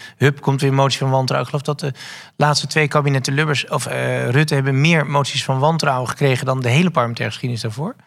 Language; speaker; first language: Dutch; native; Dutch